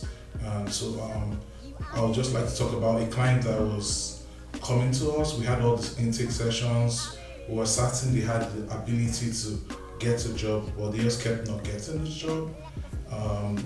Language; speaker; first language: English; non-native, local second language; Yoruba